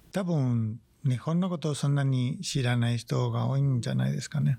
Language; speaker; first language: Japanese; non-native, fluent; Spanish